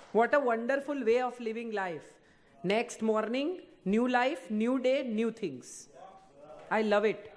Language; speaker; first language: English; non-native, local second language; Gujarati